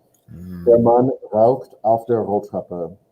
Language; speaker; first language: German; non-native, fluent; English